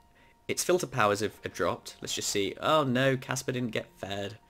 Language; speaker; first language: English; native; English